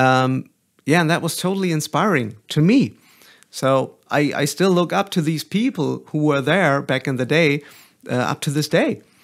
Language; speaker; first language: English; non-native, fluent; German